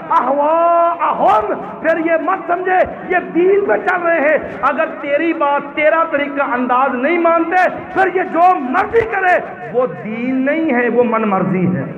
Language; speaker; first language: Urdu; non-native, local second language; Punjabi